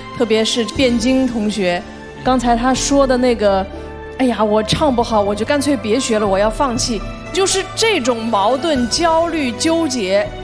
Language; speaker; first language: Chinese; native; Chinese